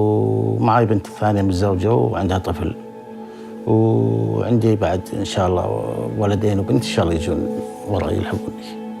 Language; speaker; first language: Arabic; native; Arabic